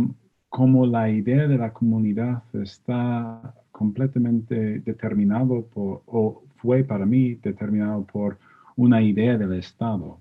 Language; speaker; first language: Spanish; non-native, fluent; English